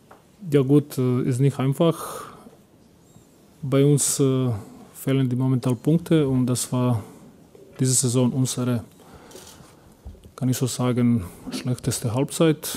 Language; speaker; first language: German; non-native, fluent; Croatian